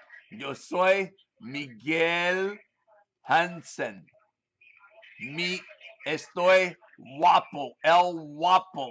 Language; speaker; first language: Spanish; non-native, learner; English